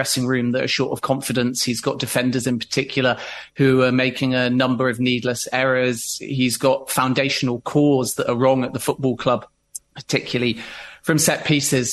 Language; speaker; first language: English; native; English